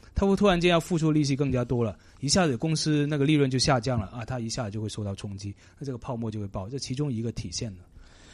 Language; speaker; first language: Chinese; non-native, local second language; Cantonese